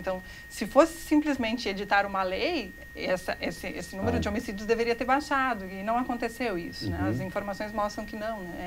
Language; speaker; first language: Portuguese; native; Portuguese